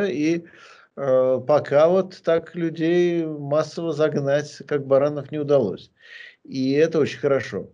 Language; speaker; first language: Russian; native; Russian